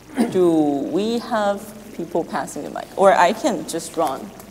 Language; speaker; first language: English; non-native, fluent; Chinese